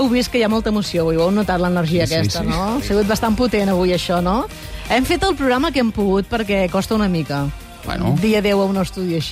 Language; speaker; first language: Catalan; native; Catalan